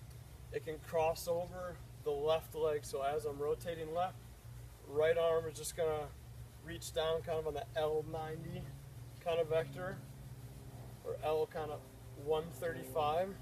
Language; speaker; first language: English; native; English